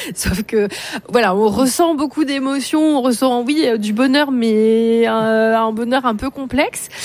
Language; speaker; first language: French; native; French